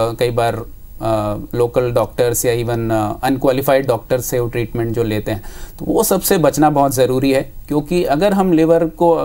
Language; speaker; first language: Hindi; native; Hindi